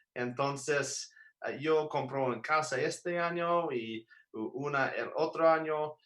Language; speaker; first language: Spanish; non-native, learner; English